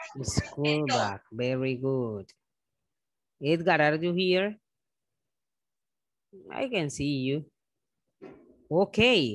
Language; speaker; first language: English; non-native, fluent; Spanish